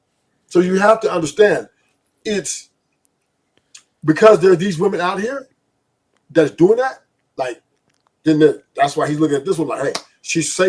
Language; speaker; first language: English; native; English